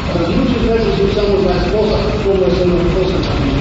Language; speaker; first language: Spanish; non-native, fluent; English